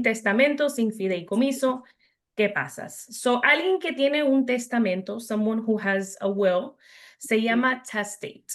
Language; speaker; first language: Spanish; early bilingual, heritage; English